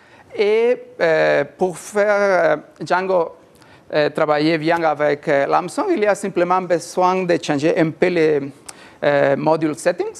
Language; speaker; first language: French; non-native, learner; Spanish